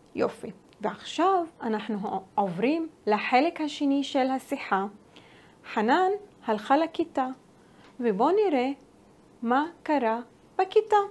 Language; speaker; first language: Hebrew; non-native, local second language; Arabic